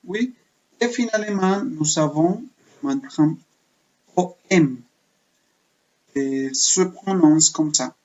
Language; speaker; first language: French; non-native, fluent; Spanish